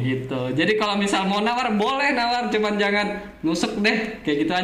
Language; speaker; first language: Indonesian; native; Indonesian